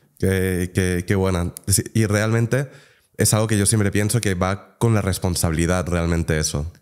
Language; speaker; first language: Spanish; native; Spanish